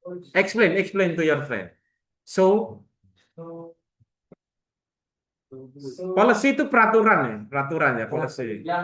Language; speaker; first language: English; non-native, learner; Indonesian